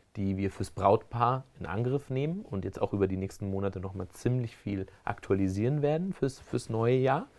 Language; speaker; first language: German; early bilingual, other home language; Spanish